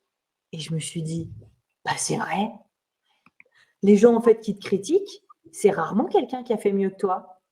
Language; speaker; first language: French; native; French